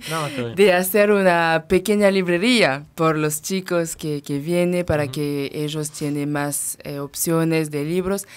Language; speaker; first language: Spanish; non-native, fluent; French